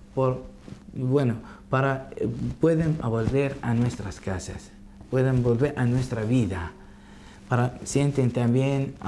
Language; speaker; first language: Spanish; non-native, learner; Arabic